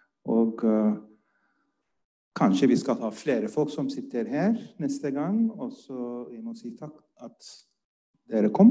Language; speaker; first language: Norwegian; non-native, fluent; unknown